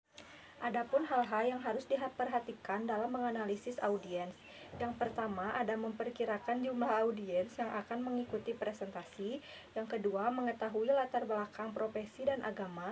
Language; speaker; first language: Indonesian; native; Indonesian